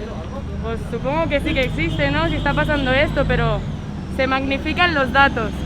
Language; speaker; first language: Spanish; native; Spanish